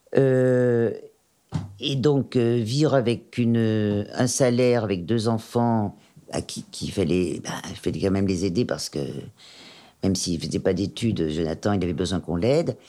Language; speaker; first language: French; native; French